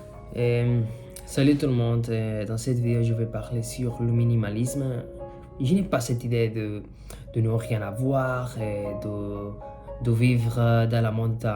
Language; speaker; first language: French; non-native, fluent; Spanish